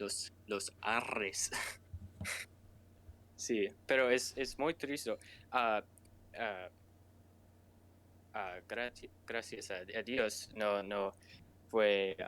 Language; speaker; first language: Spanish; non-native, learner; English